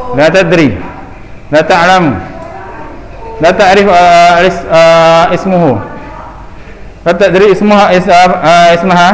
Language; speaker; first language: Arabic; non-native, fluent; Indonesian